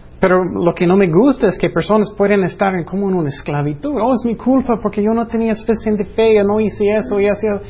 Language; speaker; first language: Spanish; non-native, fluent; English